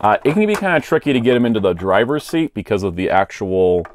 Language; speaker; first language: English; native; English